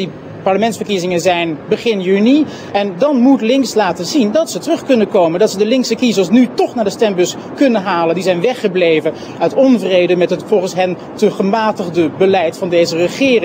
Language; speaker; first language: Dutch; native; Dutch